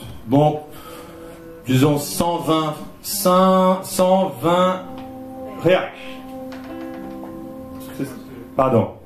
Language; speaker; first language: French; non-native, fluent; Portuguese